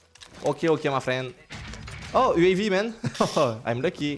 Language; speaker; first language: English; non-native, learner; French